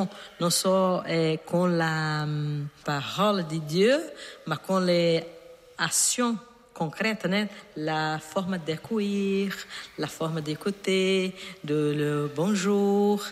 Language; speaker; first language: French; non-native, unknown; Portuguese